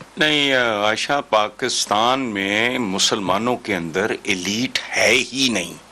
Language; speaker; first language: Urdu; non-native, local second language; Punjabi